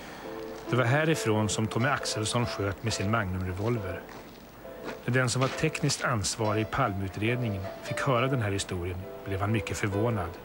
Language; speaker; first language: Swedish; native; Swedish